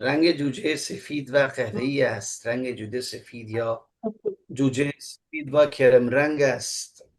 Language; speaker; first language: Persian; non-native, fluent; Urdu